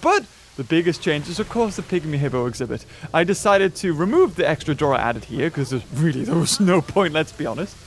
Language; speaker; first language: English; native; English